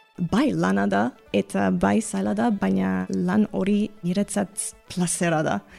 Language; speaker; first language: Basque; non-native, learner; English